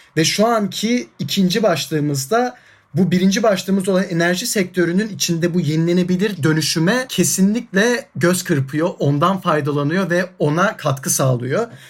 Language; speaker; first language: Turkish; native; Turkish